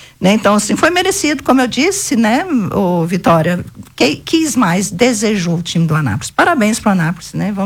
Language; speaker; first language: Portuguese; native; Portuguese